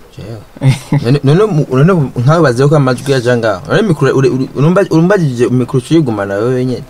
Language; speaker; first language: Rundi; native; Rundi